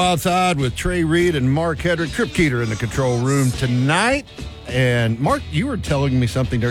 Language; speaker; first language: English; native; English